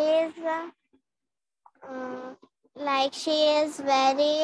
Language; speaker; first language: English; non-native, learner; Hindi